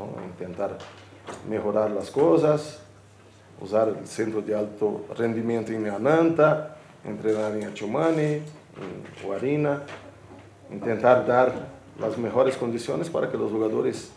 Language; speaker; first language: Spanish; non-native, fluent; Portuguese